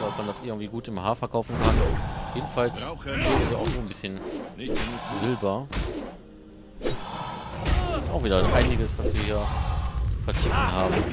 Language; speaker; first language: German; native; German